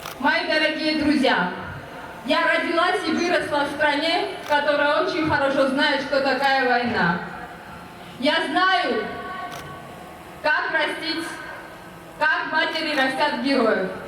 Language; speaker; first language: Russian; non-native, fluent; Georgian